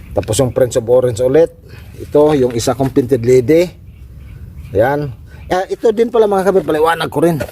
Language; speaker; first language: Filipino; native; Filipino